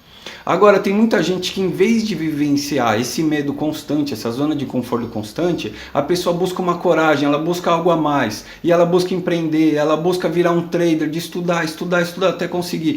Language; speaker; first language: Portuguese; native; Portuguese